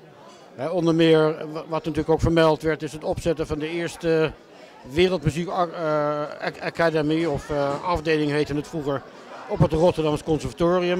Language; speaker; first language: Dutch; native; Dutch